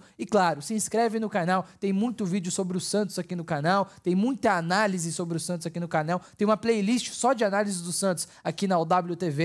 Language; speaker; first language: Portuguese; native; Portuguese